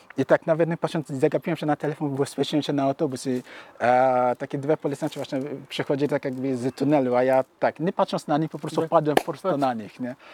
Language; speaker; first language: Polish; non-native, fluent; Yoruba